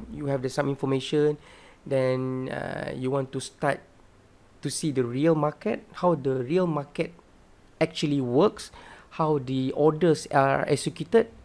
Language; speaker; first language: English; non-native, local second language; Malay